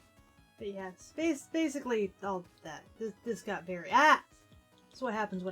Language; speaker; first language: English; native; English